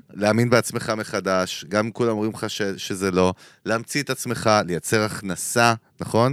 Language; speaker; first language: Hebrew; native; Hebrew